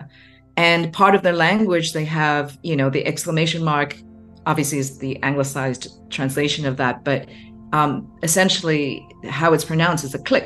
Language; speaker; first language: English; non-native, local second language; Cantonese